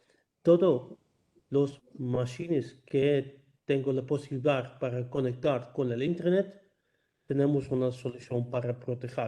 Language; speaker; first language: Spanish; non-native, learner; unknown